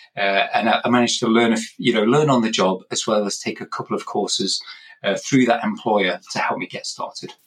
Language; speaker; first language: English; native; English